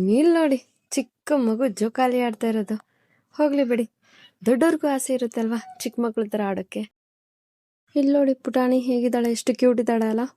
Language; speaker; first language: Kannada; non-native, local second language; Lambadi